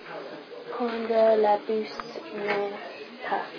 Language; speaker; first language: French; non-native, learner; English